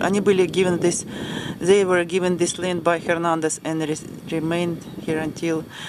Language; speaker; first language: English; non-native, fluent; Russian